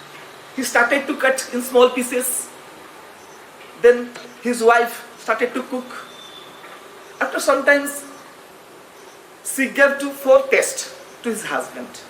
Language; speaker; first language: English; non-native, local second language; Odia